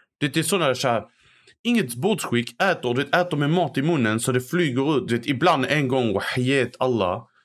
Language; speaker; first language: Swedish; early bilingual, other home language; Arabic